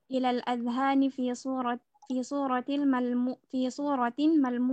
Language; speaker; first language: Arabic; non-native, learner; Indonesian